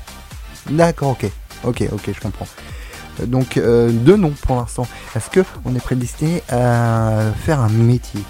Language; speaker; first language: French; native; French